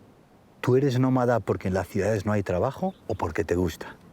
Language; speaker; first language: Spanish; native; Spanish